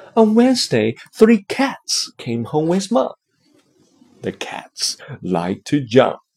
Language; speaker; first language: English; non-native, fluent; Chinese